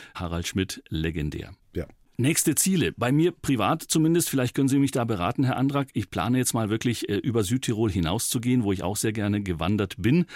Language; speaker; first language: German; native; German